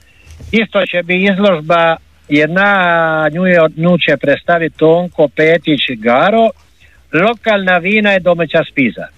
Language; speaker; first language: Serbian; native; Serbian